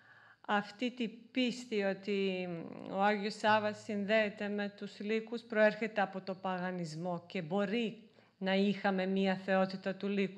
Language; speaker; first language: Greek; non-native, fluent; Serbian